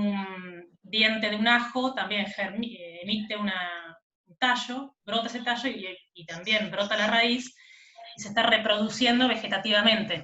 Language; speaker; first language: Spanish; native; Spanish